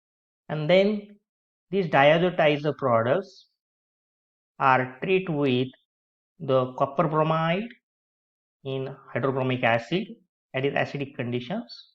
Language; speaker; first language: English; non-native, local second language; Marathi